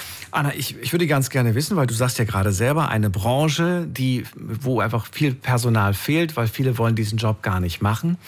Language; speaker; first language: German; native; German